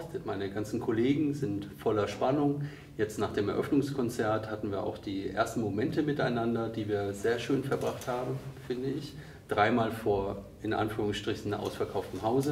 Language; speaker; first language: German; native; German